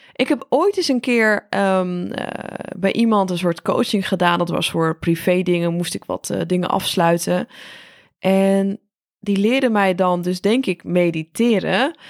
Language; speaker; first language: Dutch; native; Dutch